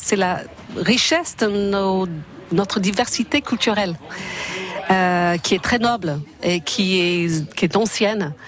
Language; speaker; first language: French; non-native, fluent; English